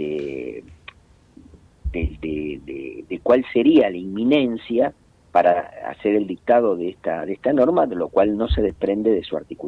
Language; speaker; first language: Spanish; native; Spanish